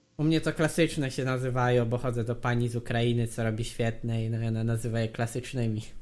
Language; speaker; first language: Polish; native; Polish